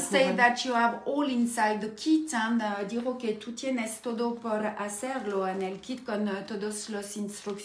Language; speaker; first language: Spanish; non-native, learner; French